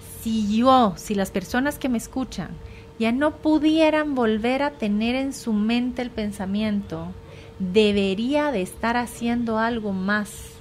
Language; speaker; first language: Spanish; native; Spanish